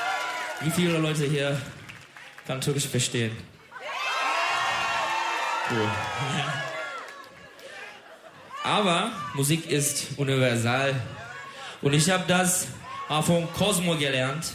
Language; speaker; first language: German; non-native, learner; Turkish